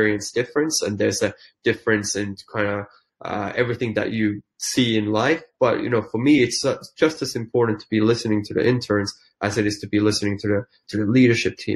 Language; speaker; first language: English; non-native, fluent; Finnish